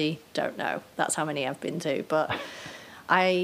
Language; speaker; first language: English; native; English